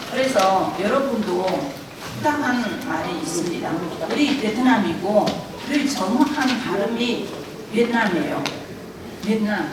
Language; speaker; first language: Korean; non-native, fluent; Vietnamese